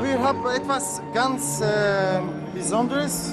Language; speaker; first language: German; non-native, learner; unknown